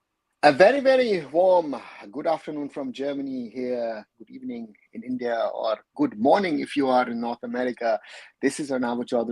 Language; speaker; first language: English; non-native, local second language; Bangla